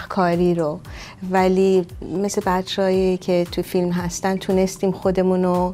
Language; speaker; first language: Persian; native; Persian